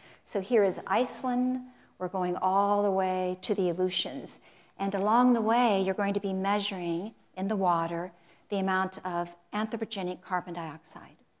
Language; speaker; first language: English; native; English